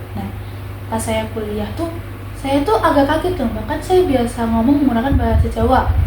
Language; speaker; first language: Indonesian; non-native, local second language; Javanese